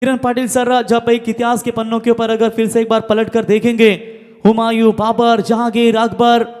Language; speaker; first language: Hindi; non-native, local second language; Marathi